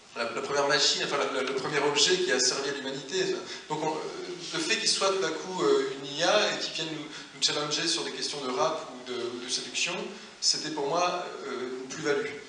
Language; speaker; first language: French; native; French